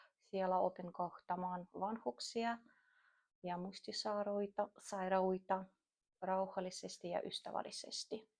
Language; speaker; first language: Finnish; non-native, learner; Russian